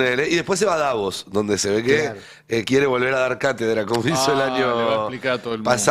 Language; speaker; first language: Spanish; native; Spanish